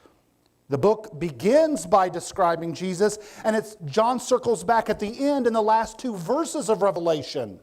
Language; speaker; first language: English; native; English